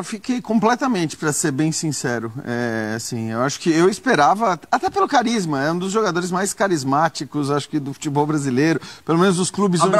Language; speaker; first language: Portuguese; native; Portuguese